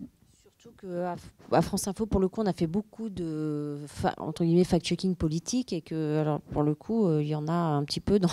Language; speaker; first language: French; native; French